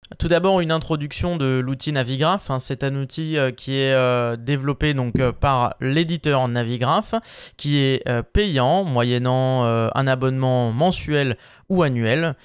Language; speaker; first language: French; native; French